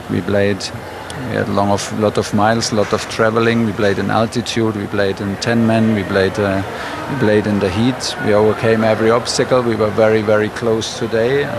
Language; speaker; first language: English; non-native, fluent; German